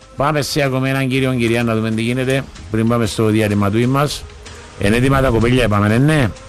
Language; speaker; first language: Greek; native; Greek